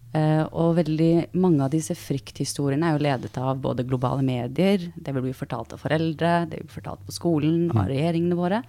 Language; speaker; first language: Norwegian; early bilingual, other home language; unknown